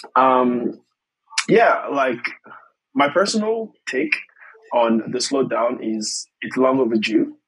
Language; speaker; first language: English; non-native, fluent; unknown